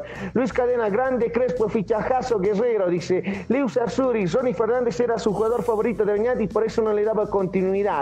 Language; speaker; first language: Spanish; native; Spanish